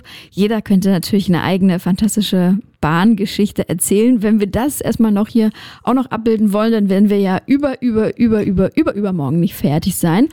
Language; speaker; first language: German; native; German